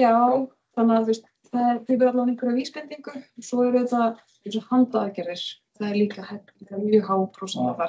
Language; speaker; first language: Icelandic; native; Icelandic